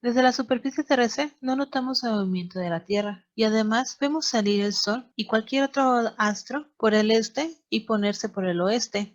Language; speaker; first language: Spanish; native; Spanish